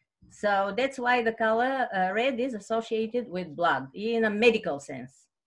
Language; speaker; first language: English; non-native, fluent; Bulgarian